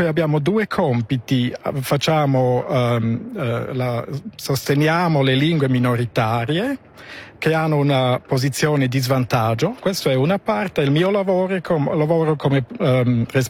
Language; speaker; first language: Italian; non-native, fluent; Romansh